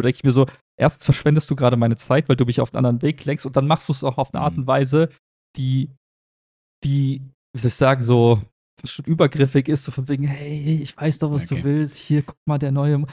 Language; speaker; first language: German; native; German